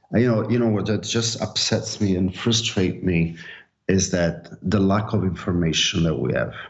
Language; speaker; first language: English; non-native, fluent; Italian